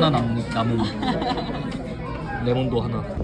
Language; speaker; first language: Korean; native; Korean